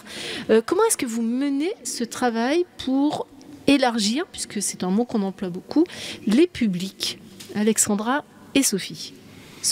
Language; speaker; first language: French; native; French